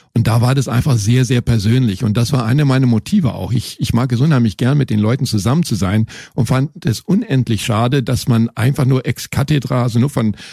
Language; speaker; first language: German; non-native, fluent; Swedish